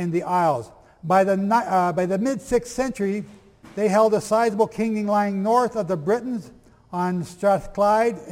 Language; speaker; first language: English; native; English